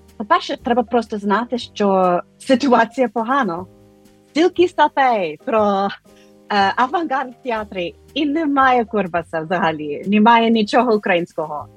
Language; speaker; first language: Ukrainian; non-native, fluent; English